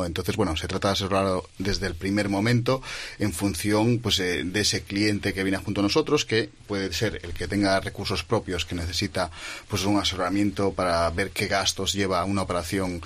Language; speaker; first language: Spanish; native; Spanish